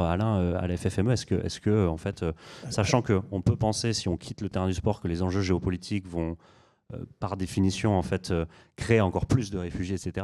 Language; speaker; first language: French; native; French